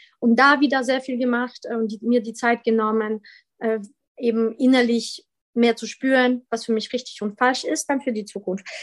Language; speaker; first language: German; early bilingual, other home language; Polish